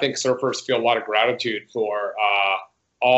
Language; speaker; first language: English; native; English